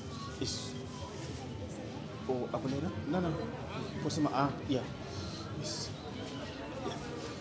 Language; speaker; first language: Portuguese; non-native, fluent; Vietnamese